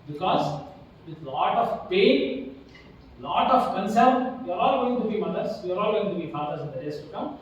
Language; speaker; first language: English; non-native, local second language; Kannada